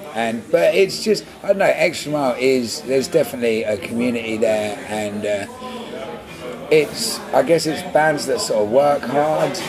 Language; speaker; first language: English; native; English